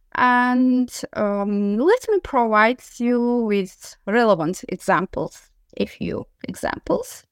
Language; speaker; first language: English; non-native, learner; Azerbaijani